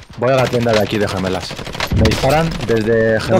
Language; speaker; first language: Spanish; native; Spanish